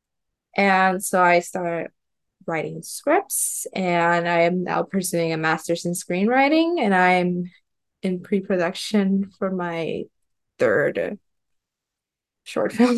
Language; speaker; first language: English; non-native, fluent; Spanish